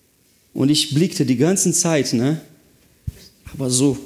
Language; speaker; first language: German; non-native, fluent; Portuguese